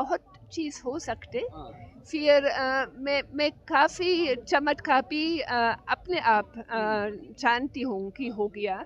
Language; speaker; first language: Hindi; non-native, learner; German